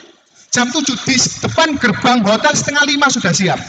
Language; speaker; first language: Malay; non-native, local second language; Javanese